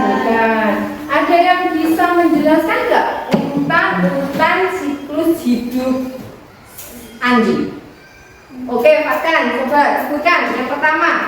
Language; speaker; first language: Malay; native; Malay